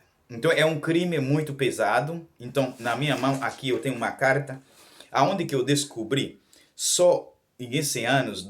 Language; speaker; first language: Portuguese; non-native, learner; Haitian Creole